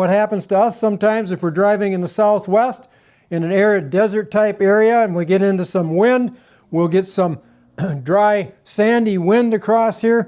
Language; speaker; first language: English; native; English